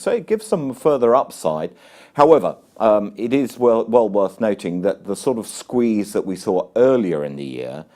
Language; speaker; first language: English; native; English